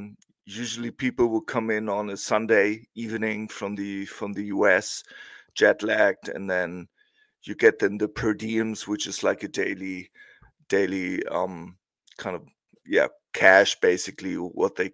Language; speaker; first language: English; non-native, fluent; German